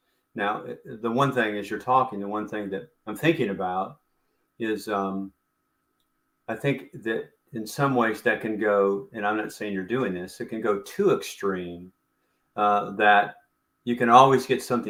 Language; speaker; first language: English; native; English